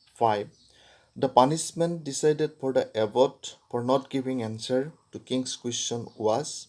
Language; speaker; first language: English; non-native, local second language; Assamese